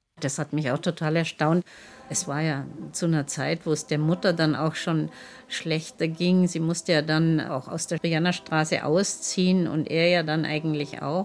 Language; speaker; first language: German; native; German